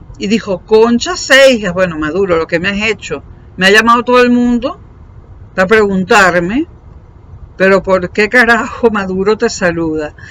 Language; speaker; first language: Spanish; native; Spanish